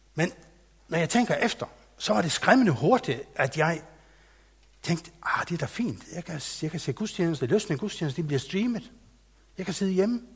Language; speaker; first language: Danish; native; Danish